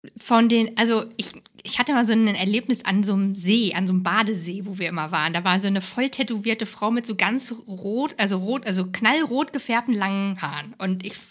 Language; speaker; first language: German; native; German